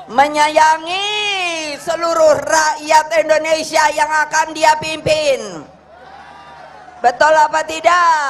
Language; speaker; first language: Indonesian; native; Indonesian